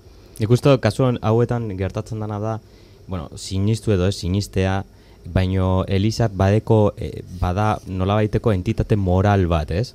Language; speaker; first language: Basque; native; Basque